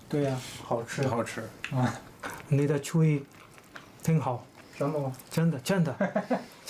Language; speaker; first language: Chinese; non-native, learner; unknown